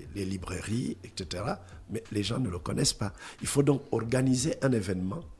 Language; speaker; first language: French; non-native, local second language; Lingala